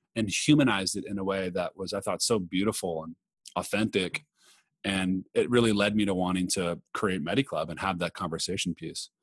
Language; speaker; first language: English; native; English